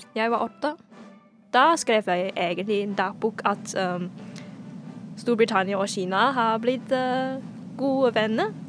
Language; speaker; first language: Norwegian; non-native, fluent; Cantonese